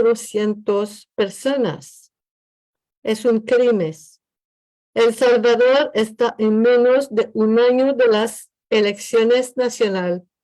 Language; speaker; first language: Spanish; non-native, learner; French